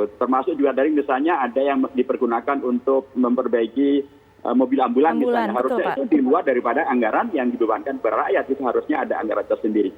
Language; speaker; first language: Indonesian; native; Indonesian